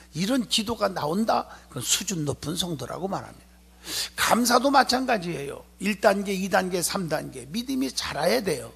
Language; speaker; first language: Korean; native; Korean